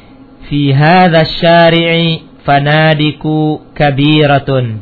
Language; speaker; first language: Arabic; non-native, fluent; Indonesian